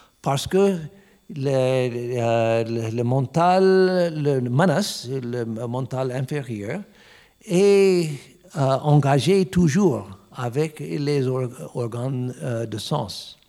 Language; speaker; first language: French; non-native, learner; English